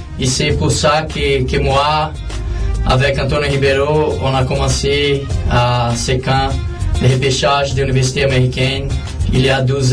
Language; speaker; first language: French; non-native, learner; Portuguese